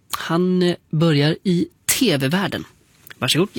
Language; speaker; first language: Swedish; native; Swedish